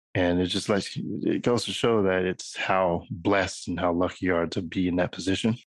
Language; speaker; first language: English; native; English